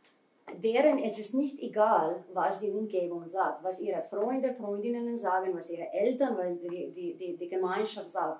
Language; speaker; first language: German; non-native, fluent; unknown